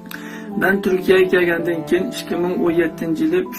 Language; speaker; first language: Turkish; non-native, learner; Uyghur